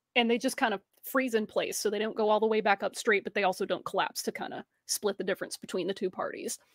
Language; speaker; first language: English; native; English